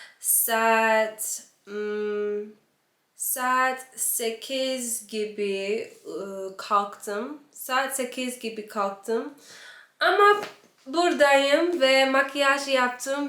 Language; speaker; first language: Turkish; non-native, learner; English